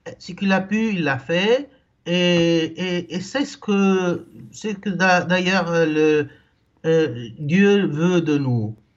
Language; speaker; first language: French; non-native, local second language; Arabic